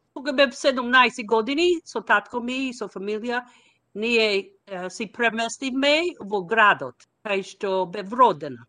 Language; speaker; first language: Macedonian; non-native, learner; English